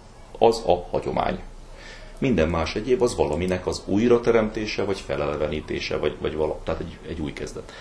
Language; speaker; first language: Hungarian; native; Hungarian